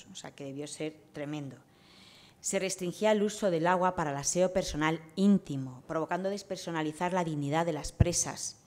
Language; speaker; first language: Spanish; native; Spanish